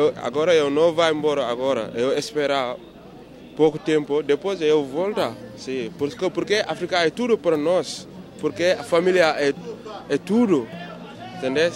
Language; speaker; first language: Portuguese; non-native, learner; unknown